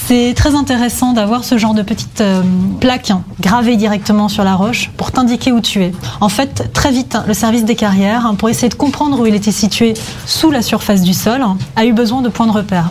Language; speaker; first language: French; native; French